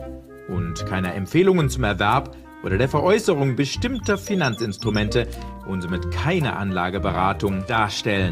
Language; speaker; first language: German; native; German